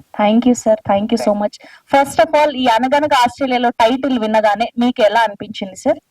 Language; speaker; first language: Telugu; native; Telugu